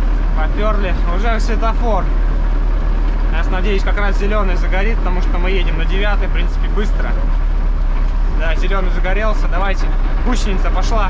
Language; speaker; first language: Russian; native; Russian